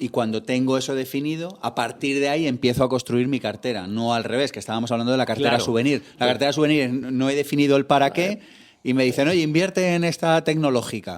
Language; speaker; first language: Spanish; native; Spanish